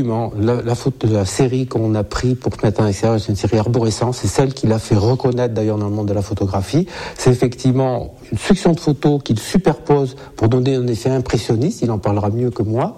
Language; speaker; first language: French; native; French